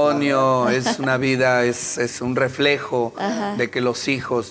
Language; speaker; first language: Spanish; native; Spanish